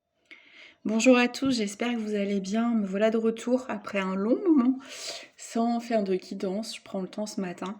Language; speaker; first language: French; native; French